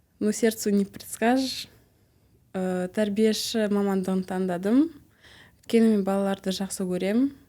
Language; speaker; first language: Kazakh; non-native, local second language; Russian